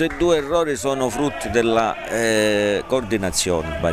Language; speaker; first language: Italian; native; Italian